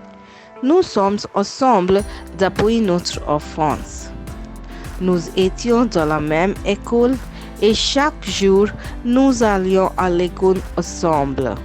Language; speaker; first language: French; non-native, learner; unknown